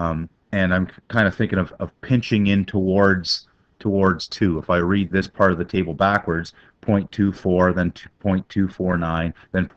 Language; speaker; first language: English; native; English